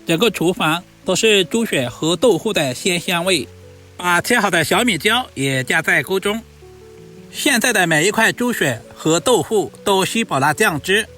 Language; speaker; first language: Chinese; native; Chinese